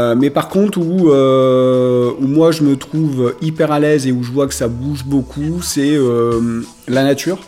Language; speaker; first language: French; native; French